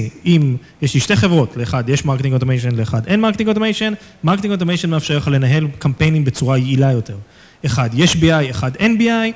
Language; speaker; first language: Hebrew; native; Hebrew